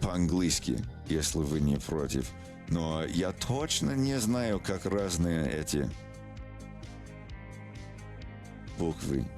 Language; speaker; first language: Russian; non-native, learner; English